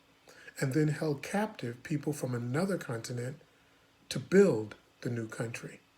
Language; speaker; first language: English; native; English